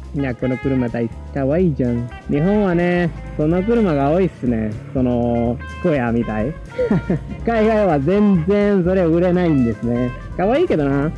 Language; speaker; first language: Japanese; non-native, fluent; Spanish